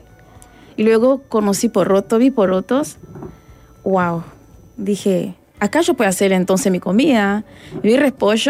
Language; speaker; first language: Spanish; non-native, fluent; Rundi